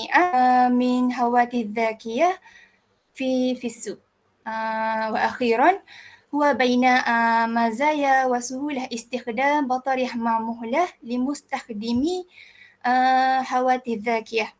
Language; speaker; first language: Arabic; non-native, learner; Malay